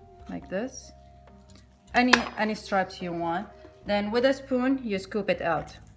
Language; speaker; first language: English; non-native, fluent; Arabic